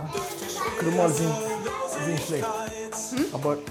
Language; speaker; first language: German; non-native, fluent; Romanian